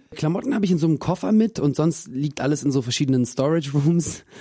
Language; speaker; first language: German; early bilingual, other home language; Russian